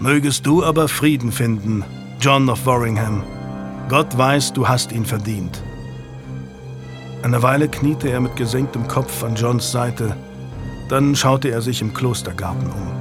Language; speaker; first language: German; native; German